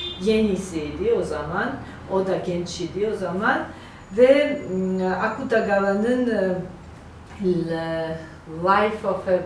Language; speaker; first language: Turkish; non-native, learner; Georgian